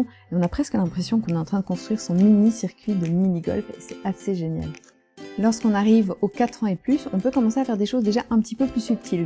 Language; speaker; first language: French; native; French